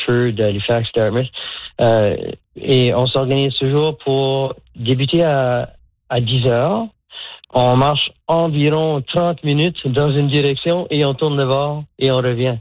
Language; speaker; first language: French; native; French